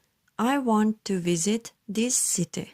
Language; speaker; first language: English; non-native, learner; Turkish